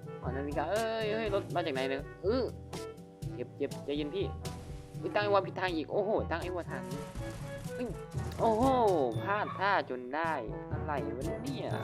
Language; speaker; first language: Thai; native; Thai